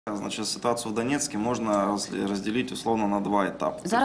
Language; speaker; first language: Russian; native; Russian